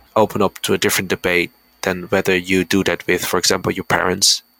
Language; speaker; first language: English; early bilingual, heritage; Dutch